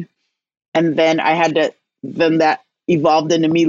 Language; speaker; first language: English; native; English